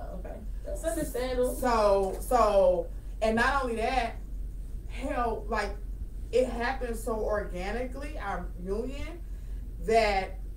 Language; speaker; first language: English; native; English